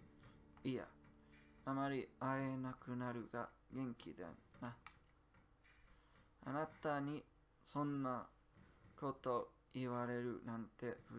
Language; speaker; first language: Japanese; non-native, learner; English